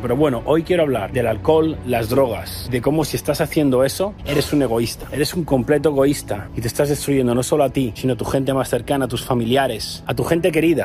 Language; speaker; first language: Spanish; native; Spanish